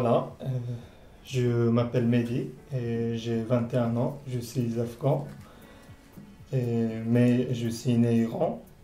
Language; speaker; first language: French; non-native, learner; Persian